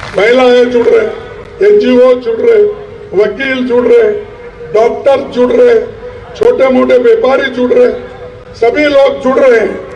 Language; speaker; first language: Hindi; non-native, local second language; Kannada